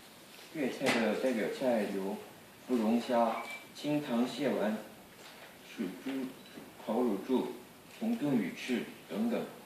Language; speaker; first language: Chinese; non-native, fluent; Korean